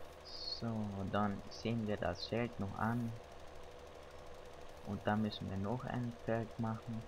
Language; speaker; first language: German; native; German